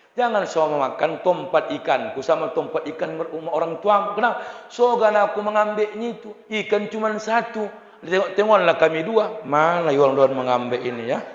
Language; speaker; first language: Malay; non-native, local second language; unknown